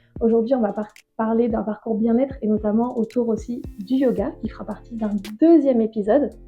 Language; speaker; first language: French; native; French